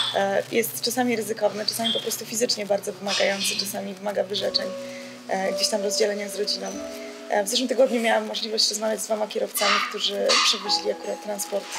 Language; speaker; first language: Polish; native; Polish